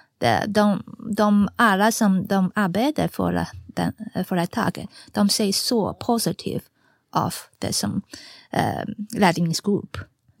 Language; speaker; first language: Swedish; non-native, fluent; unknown